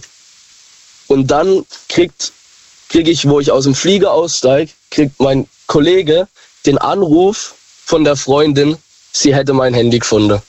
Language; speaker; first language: German; native; German